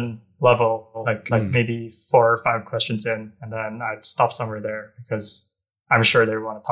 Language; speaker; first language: English; non-native, local second language; Filipino